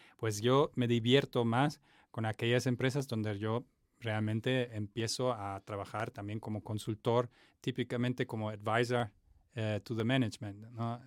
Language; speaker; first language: Spanish; non-native, fluent; German